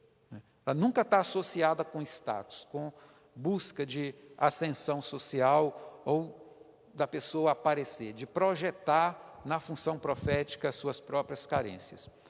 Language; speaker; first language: Portuguese; native; Portuguese